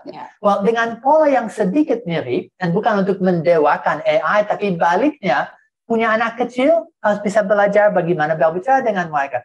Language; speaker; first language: Indonesian; non-native, fluent; English